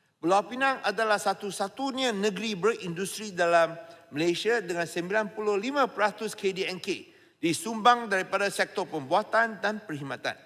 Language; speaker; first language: Malay; non-native, local second language; Chinese